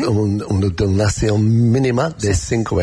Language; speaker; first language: Spanish; non-native, learner; English